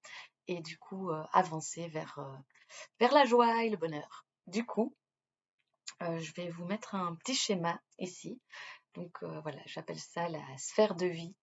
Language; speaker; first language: French; native; French